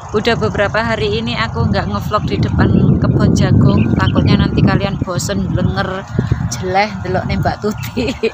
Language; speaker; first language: Indonesian; non-native, local second language; Javanese